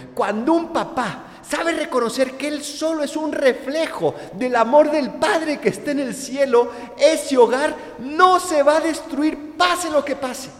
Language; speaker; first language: Spanish; native; Spanish